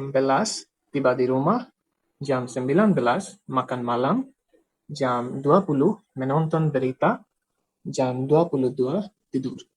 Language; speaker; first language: Indonesian; non-native, learner; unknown